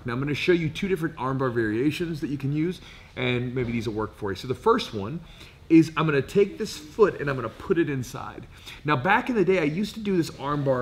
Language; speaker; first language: English; native; English